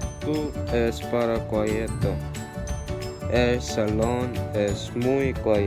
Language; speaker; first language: Spanish; non-native, learner; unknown